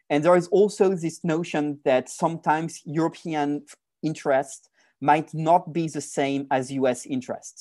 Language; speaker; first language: English; non-native, fluent; French